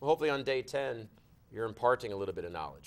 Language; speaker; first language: English; native; English